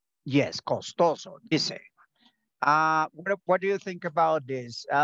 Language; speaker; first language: English; non-native, fluent; Spanish